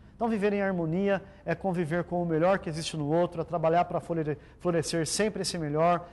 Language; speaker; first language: Portuguese; native; Portuguese